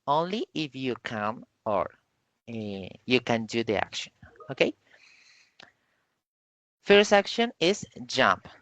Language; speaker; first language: English; non-native, learner; Spanish